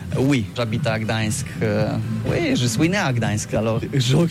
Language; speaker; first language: French; non-native, learner; Polish